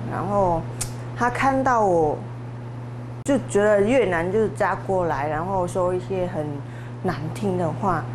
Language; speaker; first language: Chinese; non-native, fluent; Vietnamese